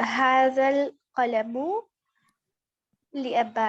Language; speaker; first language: Arabic; non-native, learner; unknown